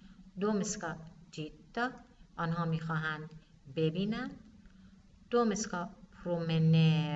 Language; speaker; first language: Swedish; non-native, fluent; Persian